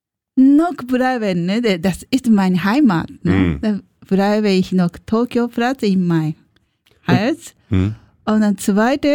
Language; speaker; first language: German; non-native, learner; Japanese